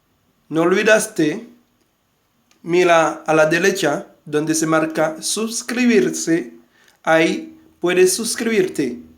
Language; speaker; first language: Spanish; non-native, fluent; Haitian Creole